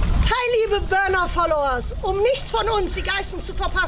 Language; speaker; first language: German; native; German